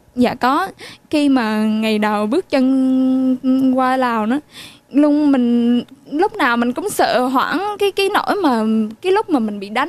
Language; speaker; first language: Vietnamese; native; Vietnamese